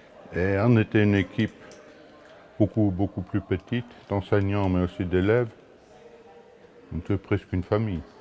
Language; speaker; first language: French; non-native, local second language; Luxembourgish